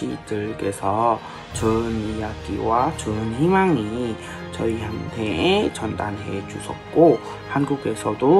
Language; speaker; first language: Korean; non-native, learner; Vietnamese